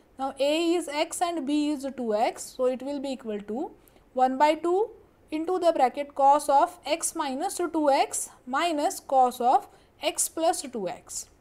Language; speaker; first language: English; non-native, local second language; Marathi